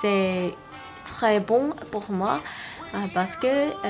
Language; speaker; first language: French; non-native, learner; Korean